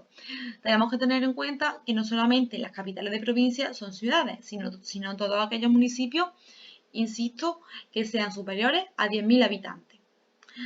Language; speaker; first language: Spanish; native; Spanish